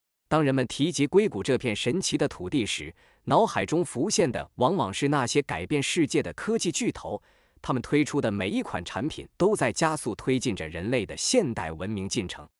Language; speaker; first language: Chinese; native; Chinese